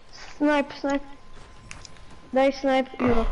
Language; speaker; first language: English; non-native, learner; Slovak